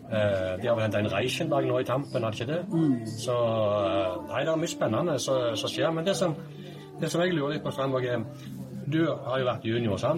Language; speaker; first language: Norwegian; native; Norwegian